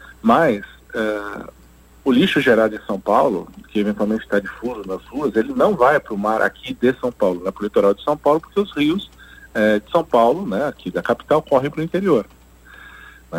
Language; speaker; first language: Portuguese; native; Portuguese